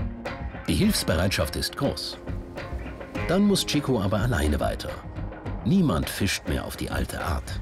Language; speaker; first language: German; native; German